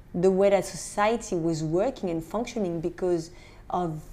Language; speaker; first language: English; non-native, fluent; French